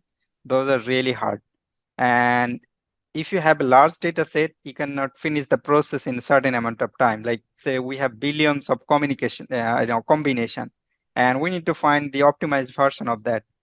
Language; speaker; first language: English; non-native, fluent; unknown